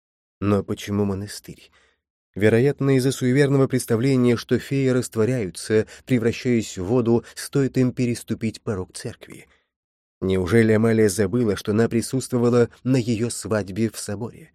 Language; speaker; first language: Russian; native; Russian